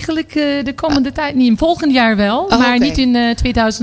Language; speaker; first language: Dutch; non-native, fluent; Turkish